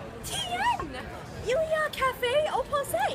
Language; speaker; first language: French; non-native, learner; English